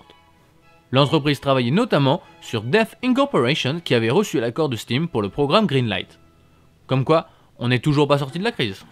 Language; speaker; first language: French; native; French